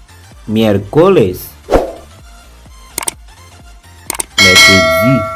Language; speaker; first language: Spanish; non-native, learner; Haitian Creole